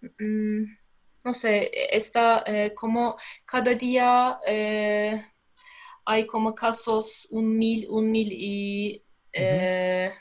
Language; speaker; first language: Spanish; non-native, learner; Turkish